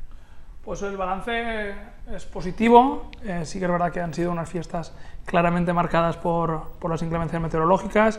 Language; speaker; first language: Spanish; native; Spanish